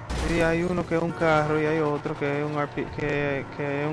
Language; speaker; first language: Spanish; native; Spanish